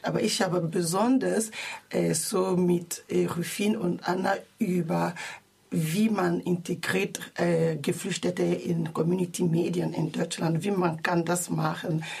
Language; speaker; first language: German; non-native, learner; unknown